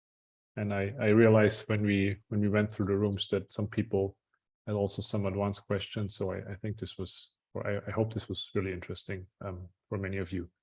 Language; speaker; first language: English; non-native, fluent; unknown